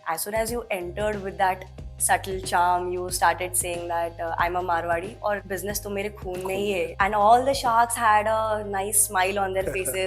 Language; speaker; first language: English; non-native, local second language; Hindi